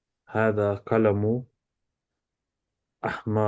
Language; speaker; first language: Arabic; non-native, learner; English